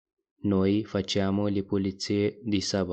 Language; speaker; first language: Italian; non-native, fluent; Pashto